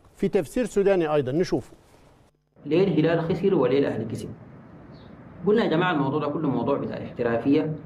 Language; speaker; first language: Arabic; native; Arabic